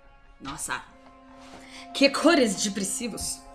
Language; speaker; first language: Portuguese; non-native, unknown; Russian